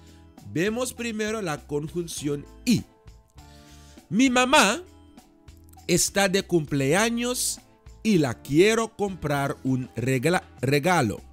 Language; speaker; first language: Spanish; non-native, fluent; Dutch